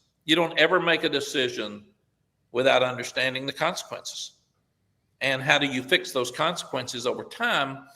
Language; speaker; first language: English; native; English